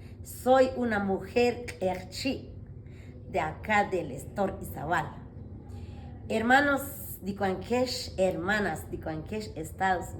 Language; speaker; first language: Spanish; non-native, local second language; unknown